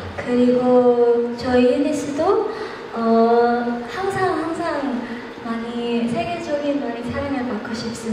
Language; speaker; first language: Korean; non-native, fluent; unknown